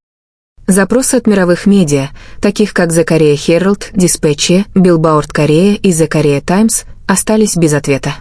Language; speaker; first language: Russian; native; Russian